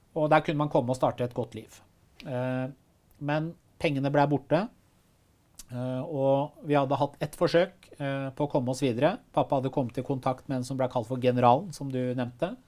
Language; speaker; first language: Norwegian; early bilingual, other home language; Persian